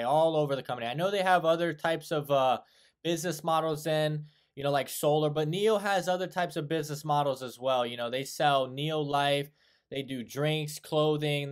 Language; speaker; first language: English; native; English